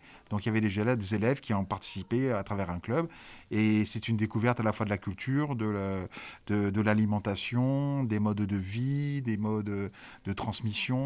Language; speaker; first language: French; native; French